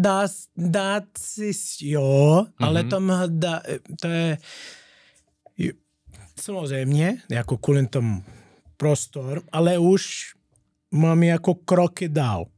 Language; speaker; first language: Czech; non-native, learner; Portuguese